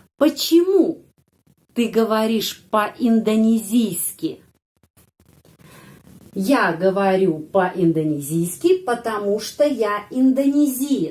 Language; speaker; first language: Russian; non-native, fluent; Indonesian